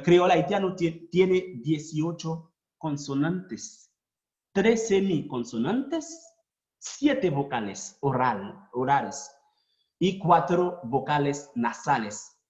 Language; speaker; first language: Spanish; non-native, fluent; Haitian Creole